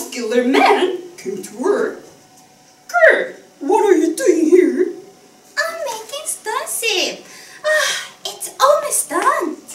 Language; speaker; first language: English; non-native, fluent; Korean